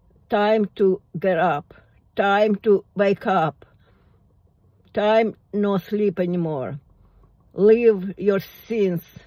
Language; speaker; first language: English; non-native, learner; Russian